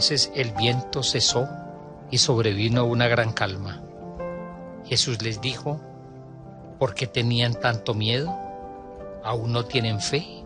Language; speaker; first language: Spanish; native; Spanish